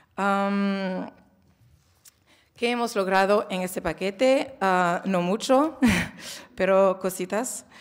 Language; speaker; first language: Spanish; non-native, learner; French